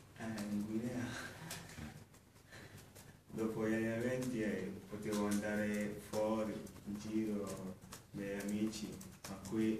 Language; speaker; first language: Italian; non-native, fluent; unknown